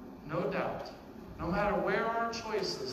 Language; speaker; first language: English; native; English